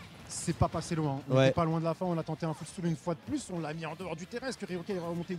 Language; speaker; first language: French; native; French